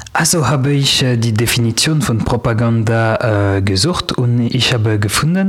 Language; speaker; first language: German; non-native, learner; French